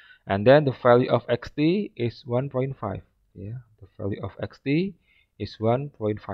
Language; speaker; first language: English; non-native, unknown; Indonesian